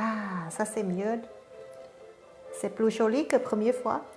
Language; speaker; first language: French; non-native, learner; Thai